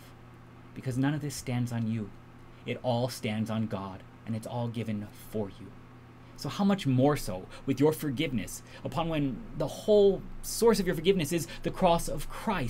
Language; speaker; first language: English; native; English